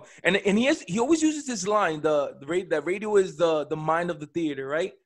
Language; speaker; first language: English; early bilingual, other home language; Spanish